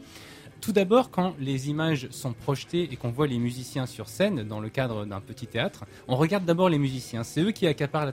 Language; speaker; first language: French; native; French